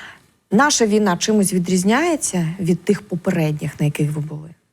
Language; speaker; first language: Ukrainian; native; Ukrainian